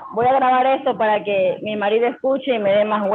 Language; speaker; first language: Spanish; native; Spanish